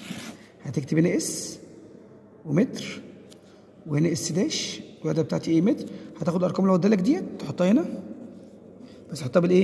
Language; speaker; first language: Arabic; native; Arabic